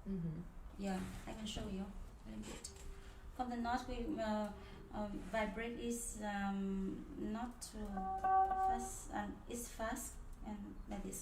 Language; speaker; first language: English; non-native, learner; Vietnamese